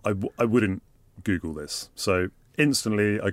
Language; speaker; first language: English; native; English